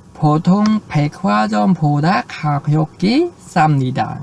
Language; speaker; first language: Korean; non-native, fluent; Khmer